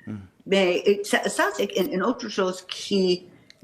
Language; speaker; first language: French; non-native, fluent; English